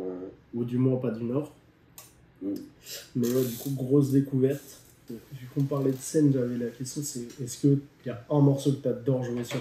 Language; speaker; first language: French; native; French